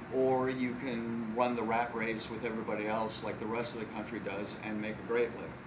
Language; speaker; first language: English; native; English